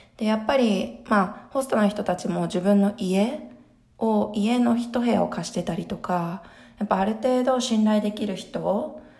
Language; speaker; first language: Japanese; early bilingual, heritage; Japanese